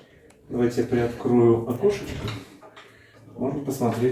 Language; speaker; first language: Russian; native; Russian